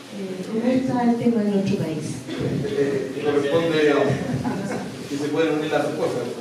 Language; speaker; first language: Spanish; native; Spanish